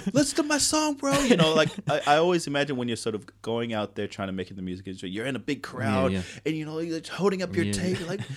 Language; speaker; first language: English; non-native, fluent; Tongan